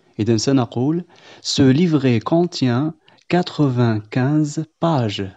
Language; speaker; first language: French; non-native, fluent; Arabic